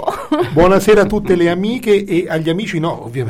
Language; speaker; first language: Italian; native; Italian